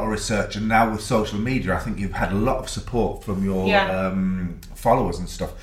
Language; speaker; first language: English; native; English